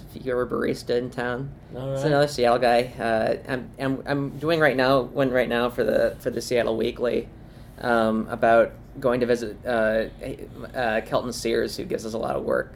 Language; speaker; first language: English; native; English